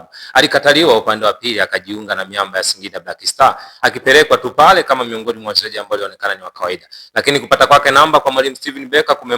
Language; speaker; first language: Swahili; native; Swahili